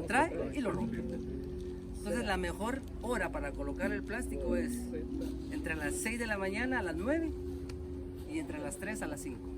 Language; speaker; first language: Spanish; native; Spanish